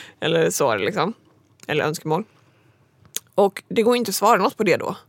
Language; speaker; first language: Swedish; native; Swedish